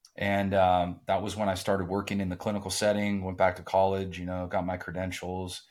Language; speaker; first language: English; native; English